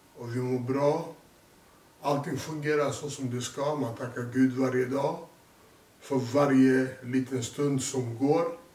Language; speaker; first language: Swedish; early bilingual, other home language; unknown